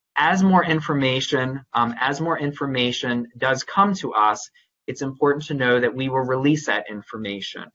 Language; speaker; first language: English; native; English